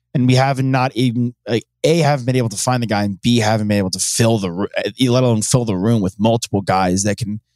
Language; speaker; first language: English; native; English